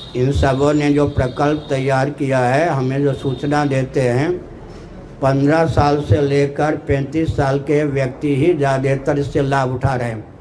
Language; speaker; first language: Hindi; non-native, local second language; Maithili